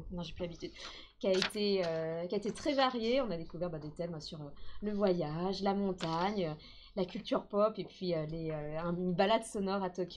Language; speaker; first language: French; native; French